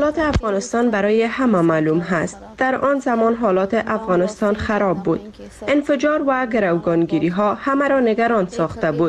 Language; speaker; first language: Persian; native; Persian